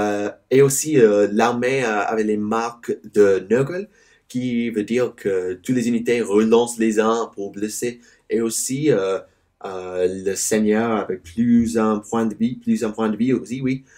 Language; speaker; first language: French; non-native, learner; English